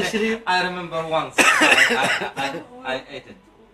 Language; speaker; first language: English; non-native, fluent; Arabic